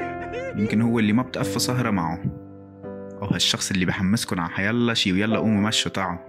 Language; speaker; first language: Arabic; native; Arabic